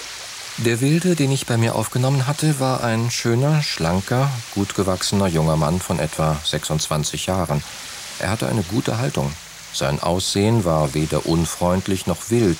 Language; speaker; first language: German; native; German